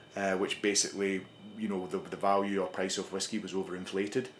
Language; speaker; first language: English; native; English